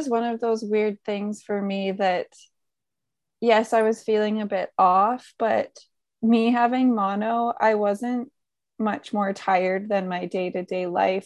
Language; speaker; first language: English; native; English